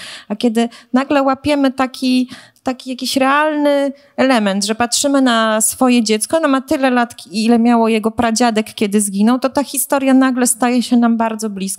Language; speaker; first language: Polish; native; Polish